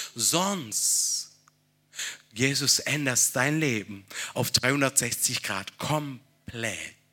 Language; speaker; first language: German; non-native, fluent; Italian